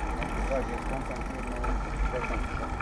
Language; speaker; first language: German; non-native, learner; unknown